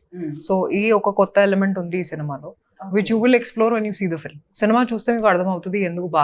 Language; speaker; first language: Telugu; non-native, fluent; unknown